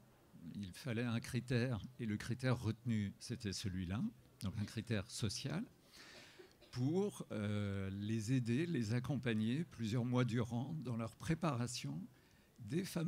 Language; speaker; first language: French; native; French